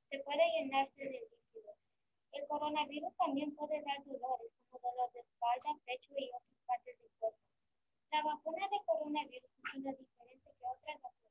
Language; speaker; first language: Spanish; early bilingual, heritage; Spanish